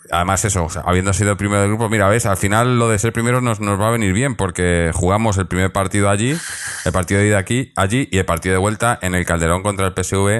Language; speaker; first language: Spanish; native; Spanish